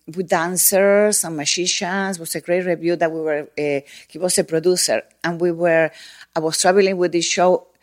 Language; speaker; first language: English; non-native, learner; Spanish